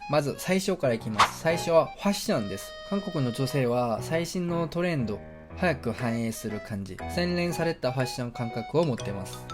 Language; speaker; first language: Japanese; non-native, fluent; Korean